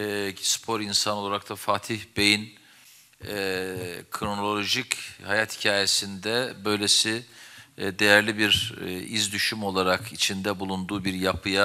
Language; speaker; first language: Turkish; native; Turkish